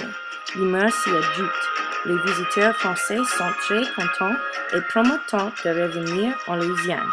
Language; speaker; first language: French; non-native, learner; English